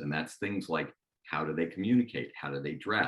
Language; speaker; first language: English; native; English